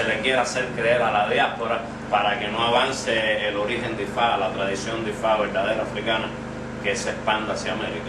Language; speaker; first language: Spanish; native; Spanish